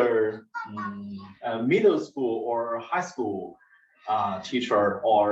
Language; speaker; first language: English; non-native, learner; Chinese